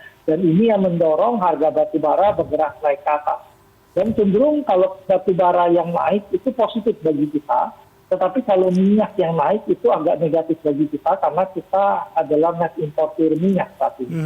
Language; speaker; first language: Indonesian; native; Indonesian